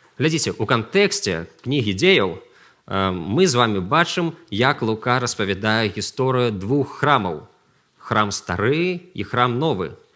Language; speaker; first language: Belarusian; non-native, local second language; Russian